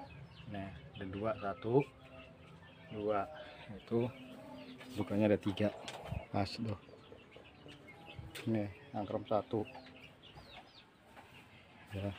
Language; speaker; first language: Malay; non-native, local second language; Javanese